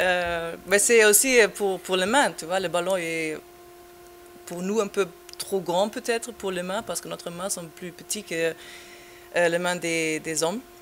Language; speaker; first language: French; non-native, fluent; German